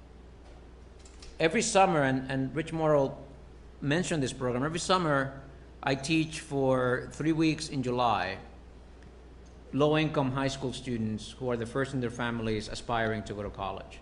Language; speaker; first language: English; early bilingual, other home language; Spanish